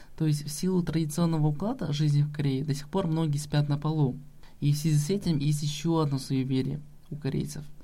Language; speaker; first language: Russian; non-native, local second language; Kazakh